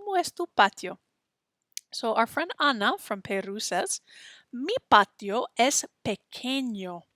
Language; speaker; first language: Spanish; non-native, fluent; English